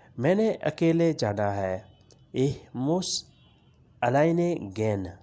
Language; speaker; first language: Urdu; non-native, local second language; Punjabi